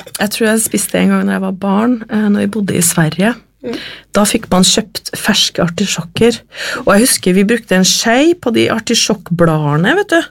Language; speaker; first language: Norwegian; native; Norwegian